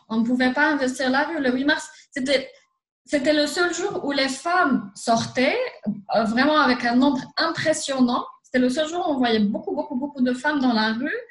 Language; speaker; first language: French; non-native, local second language; Arabic